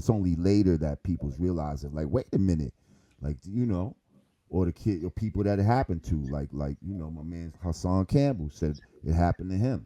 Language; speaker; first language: English; native; English